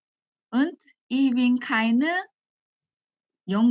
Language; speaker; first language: German; non-native, learner; Korean